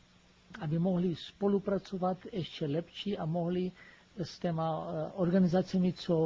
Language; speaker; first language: Czech; non-native, fluent; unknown